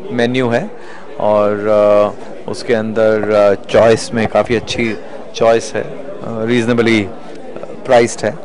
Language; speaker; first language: Hindi; native; Hindi